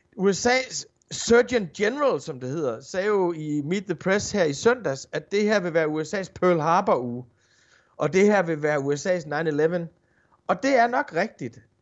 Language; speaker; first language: Danish; native; Danish